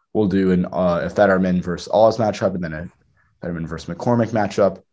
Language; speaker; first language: English; native; English